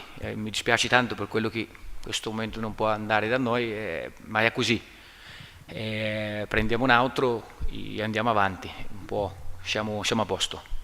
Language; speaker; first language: Italian; non-native, learner; Portuguese